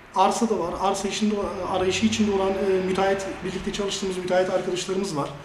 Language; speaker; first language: Turkish; early bilingual, heritage; Turkish